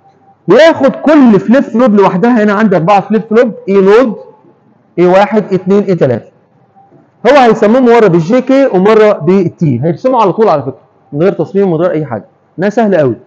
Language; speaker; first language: Arabic; native; Arabic